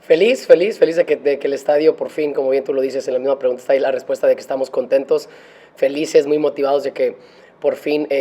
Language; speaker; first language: Spanish; native; Spanish